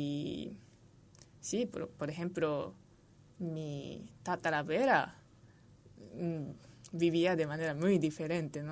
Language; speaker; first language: Spanish; non-native, fluent; Japanese